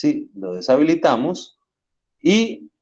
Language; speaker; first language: Spanish; native; Spanish